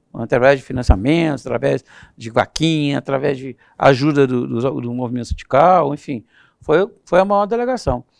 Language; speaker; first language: Portuguese; native; Portuguese